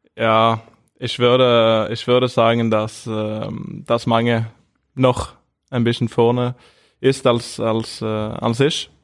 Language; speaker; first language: German; non-native, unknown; Norwegian